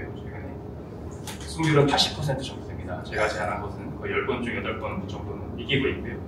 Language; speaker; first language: Korean; native; Korean